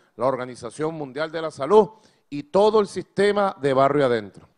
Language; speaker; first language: Spanish; native; Spanish